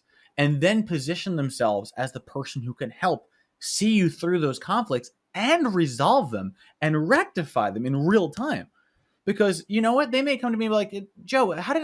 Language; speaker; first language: English; native; English